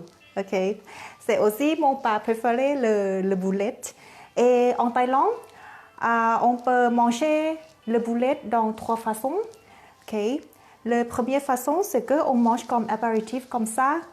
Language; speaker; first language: French; non-native, fluent; Thai